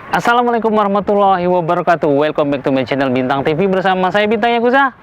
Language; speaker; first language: Indonesian; native; Indonesian